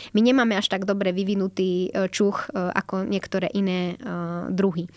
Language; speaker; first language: Slovak; native; Slovak